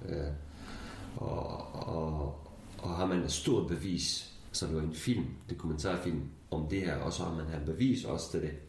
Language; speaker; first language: Danish; non-native, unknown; Kurdish